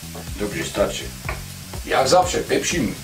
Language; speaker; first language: Polish; non-native, learner; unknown